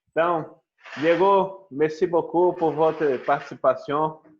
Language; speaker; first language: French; non-native, learner; Portuguese